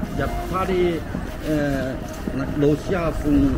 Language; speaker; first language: Japanese; non-native, learner; Chinese